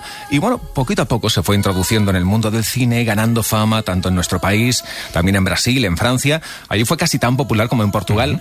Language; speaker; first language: Spanish; native; Spanish